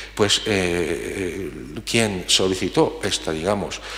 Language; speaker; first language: Spanish; non-native, fluent; Polish